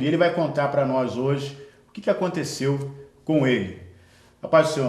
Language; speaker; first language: Portuguese; native; Portuguese